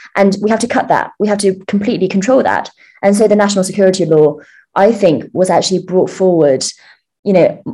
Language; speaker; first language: English; early bilingual, other home language; Chinese